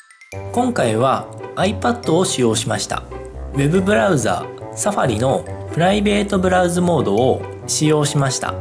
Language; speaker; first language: Japanese; native; Japanese